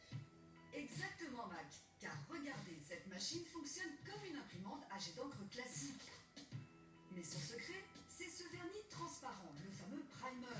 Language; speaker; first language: French; native; French